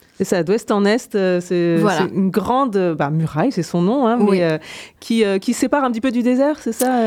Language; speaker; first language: French; native; French